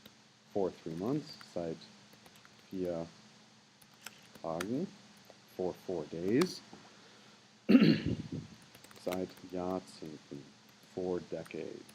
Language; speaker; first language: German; non-native, fluent; English